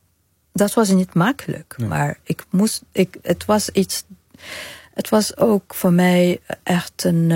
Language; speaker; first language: Dutch; non-native, fluent; Arabic